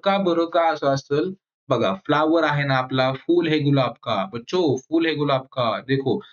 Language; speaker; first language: Hindi; non-native, local second language; Marathi